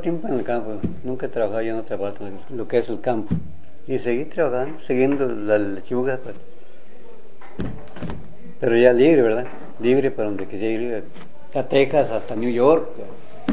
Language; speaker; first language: Spanish; native; Spanish